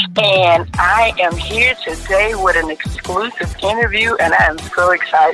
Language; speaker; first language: English; native; English